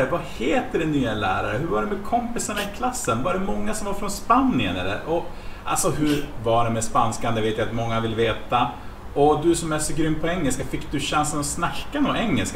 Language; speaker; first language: Swedish; native; Swedish